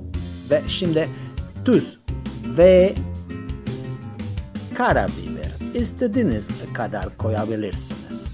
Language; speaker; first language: Turkish; non-native, learner; Spanish